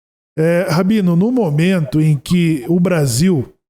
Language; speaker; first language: Portuguese; native; Portuguese